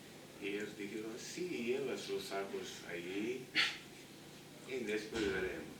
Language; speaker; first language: Spanish; non-native, fluent; Italian